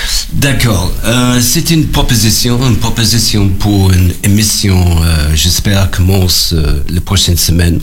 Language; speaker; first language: French; non-native, learner; English